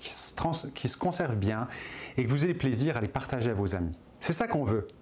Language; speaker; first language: French; native; French